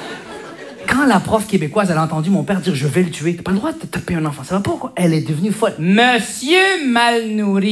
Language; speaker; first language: French; early bilingual, other home language; Arabic